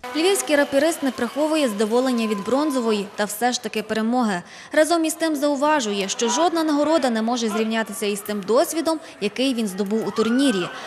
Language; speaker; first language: Ukrainian; native; Ukrainian